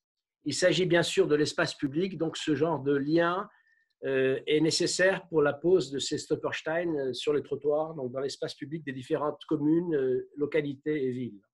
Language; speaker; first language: French; native; French